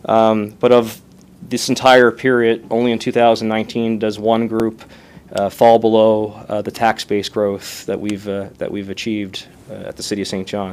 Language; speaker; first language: English; native; English